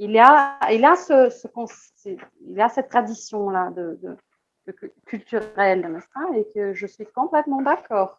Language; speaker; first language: French; non-native, fluent; Portuguese